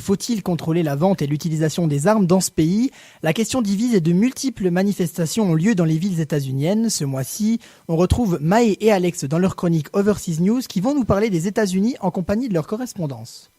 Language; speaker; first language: French; native; French